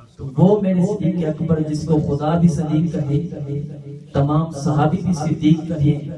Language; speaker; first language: Urdu; non-native, local second language; Punjabi